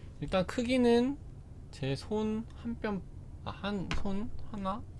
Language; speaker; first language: Korean; native; Korean